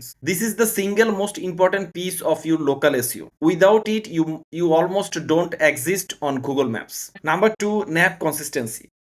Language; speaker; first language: English; non-native, learner; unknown